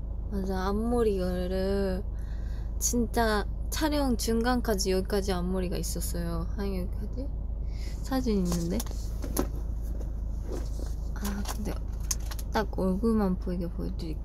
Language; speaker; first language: Korean; non-native, fluent; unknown